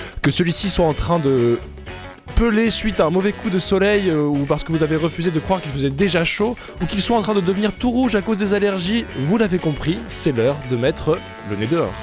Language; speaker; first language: French; native; French